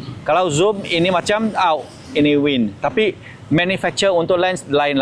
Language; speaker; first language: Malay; non-native, local second language; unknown